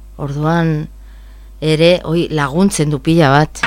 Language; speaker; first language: Basque; non-native, learner; Galician